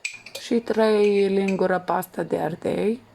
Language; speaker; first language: Romanian; non-native, learner; Arabic